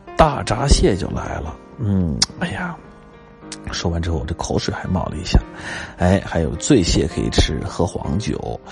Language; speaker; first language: Chinese; native; Chinese